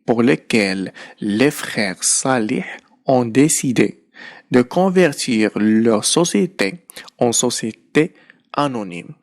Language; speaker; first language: French; non-native, local second language; Arabic